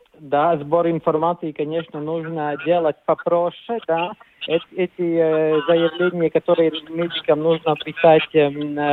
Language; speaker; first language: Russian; non-native, local second language; Latvian